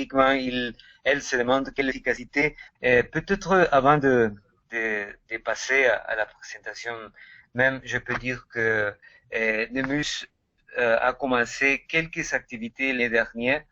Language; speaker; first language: French; non-native, fluent; Spanish